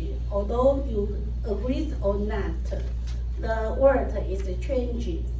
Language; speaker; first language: English; non-native, learner; Chinese